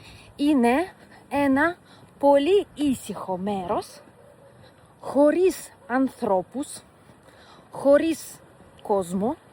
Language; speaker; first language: Greek; non-native, fluent; Russian